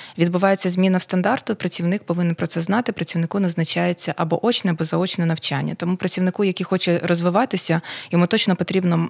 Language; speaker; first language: Ukrainian; non-native, local second language; Russian